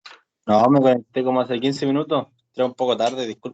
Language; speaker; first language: Spanish; native; Spanish